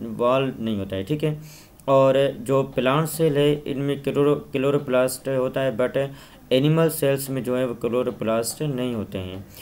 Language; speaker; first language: Urdu; non-native, local second language; Sindhi